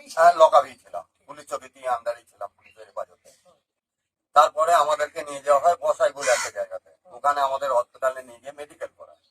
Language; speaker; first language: Bangla; native; Bangla